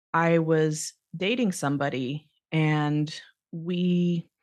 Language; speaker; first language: English; native; English